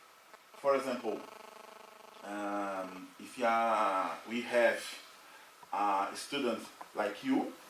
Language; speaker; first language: English; non-native, learner; Portuguese